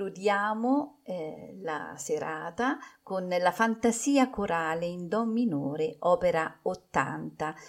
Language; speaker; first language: Italian; native; Italian